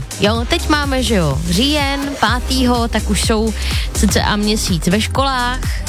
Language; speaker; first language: Czech; native; Czech